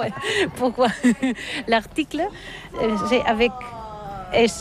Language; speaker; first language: French; non-native, learner; Catalan